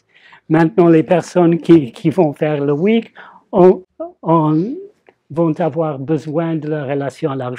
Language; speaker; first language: French; non-native, fluent; English